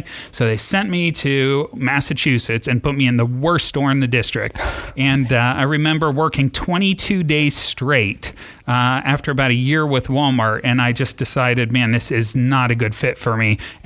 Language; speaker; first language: English; native; English